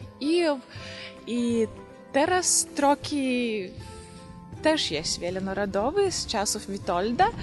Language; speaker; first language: Polish; non-native, learner; Russian